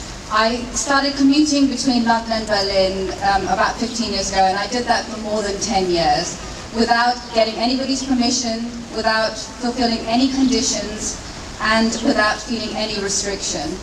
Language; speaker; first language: English; native; English